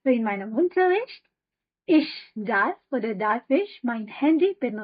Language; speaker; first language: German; non-native, fluent; Hindi